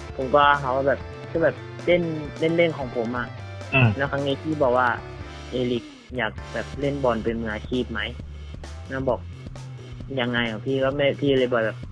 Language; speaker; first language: Thai; early bilingual, heritage; Thai